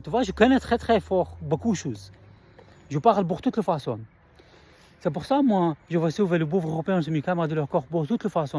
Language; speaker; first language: French; non-native, learner; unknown